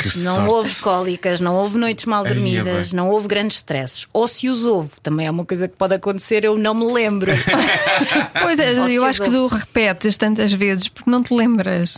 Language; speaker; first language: Portuguese; native; Portuguese